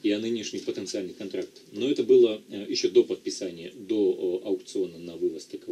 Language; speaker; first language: Russian; native; Russian